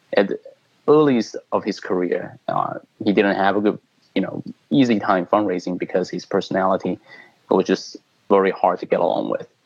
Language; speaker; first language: English; non-native, fluent; Chinese